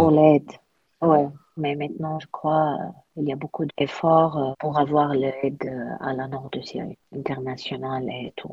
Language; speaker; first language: French; non-native, learner; Arabic